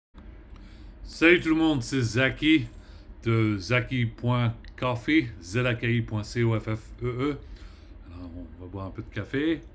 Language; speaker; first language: French; early bilingual, heritage; French